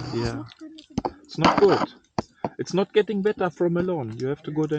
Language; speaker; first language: English; non-native, learner; German